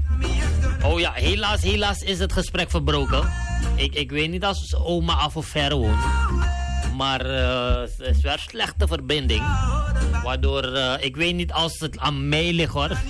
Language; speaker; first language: Dutch; native; Dutch